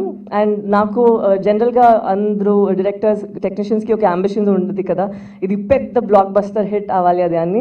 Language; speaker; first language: Telugu; non-native, local second language; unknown